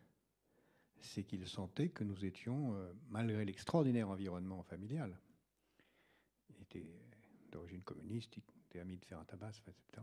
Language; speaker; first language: French; native; French